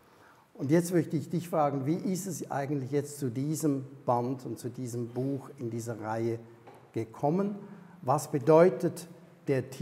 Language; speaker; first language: German; native; German